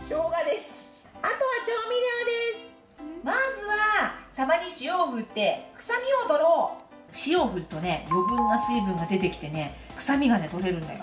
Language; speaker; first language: Japanese; native; Japanese